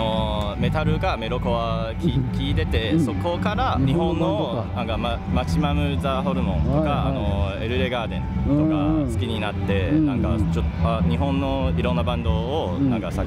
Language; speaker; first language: Japanese; non-native, fluent; Chinese